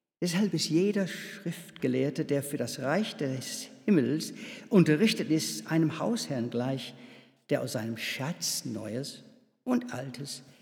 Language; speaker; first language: German; non-native, fluent; English